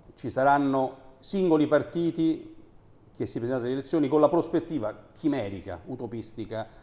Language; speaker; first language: Italian; native; Italian